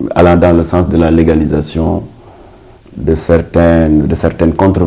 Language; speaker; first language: French; non-native, local second language; Wolof